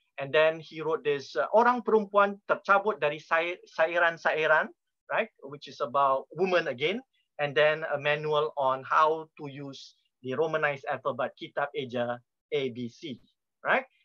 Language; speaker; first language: English; non-native, local second language; Malay